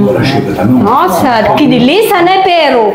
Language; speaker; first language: Portuguese; non-native, learner; Vietnamese